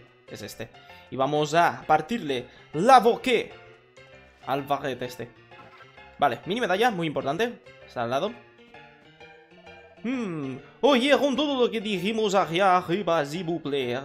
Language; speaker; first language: Spanish; native; Spanish